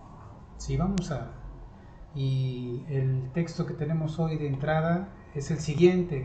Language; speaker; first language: Spanish; native; Spanish